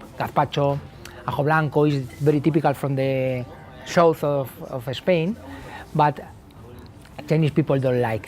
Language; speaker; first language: English; non-native, learner; Spanish